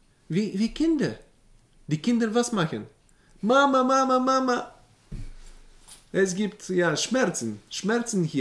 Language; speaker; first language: German; non-native, learner; Bulgarian